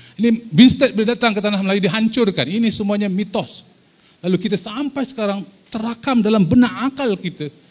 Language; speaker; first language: Malay; native; Malay